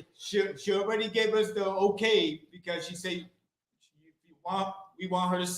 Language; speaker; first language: English; native; English